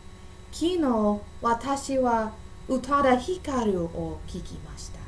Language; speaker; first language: Japanese; non-native, learner; English